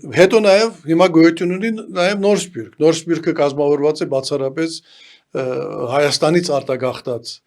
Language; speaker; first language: Armenian; early bilingual, heritage; Armenian